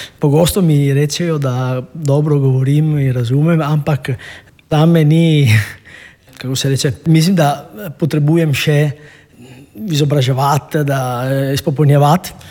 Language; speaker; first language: Slovenian; non-native, fluent; Italian